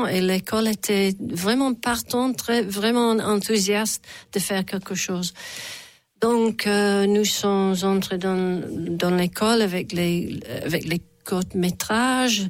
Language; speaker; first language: French; non-native, fluent; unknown